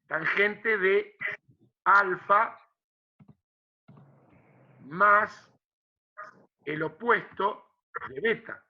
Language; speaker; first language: Spanish; native; Spanish